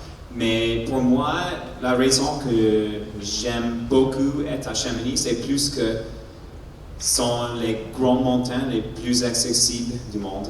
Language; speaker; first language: French; non-native, learner; English